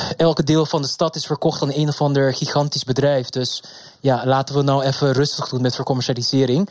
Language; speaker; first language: Dutch; non-native, local second language; Papiamento